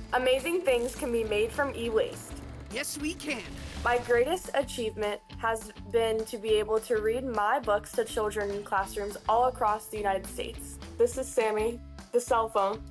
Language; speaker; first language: English; native; English